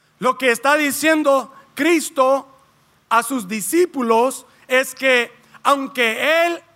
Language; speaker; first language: Spanish; early bilingual, heritage; Spanish